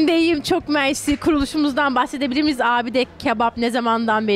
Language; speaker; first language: Turkish; native; Turkish